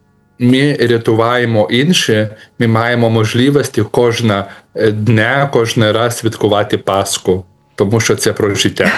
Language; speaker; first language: Ukrainian; non-native, learner; Lithuanian